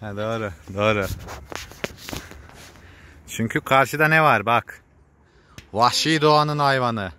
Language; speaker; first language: Turkish; native; Turkish